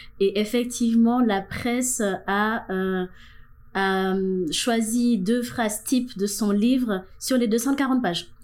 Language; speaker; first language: French; non-native, local second language; Wolof